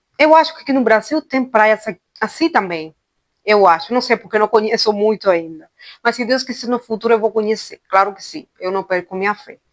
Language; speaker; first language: Portuguese; non-native, fluent; Spanish